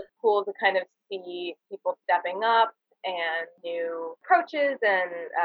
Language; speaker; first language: English; native; English